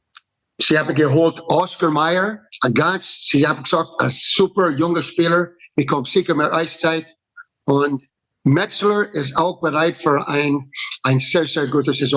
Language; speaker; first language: German; non-native, learner; English